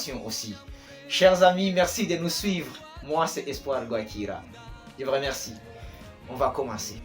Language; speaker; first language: French; non-native, local second language; Swahili